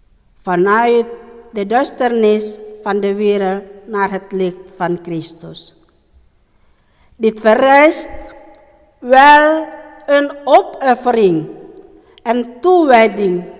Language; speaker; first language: Dutch; non-native, learner; Indonesian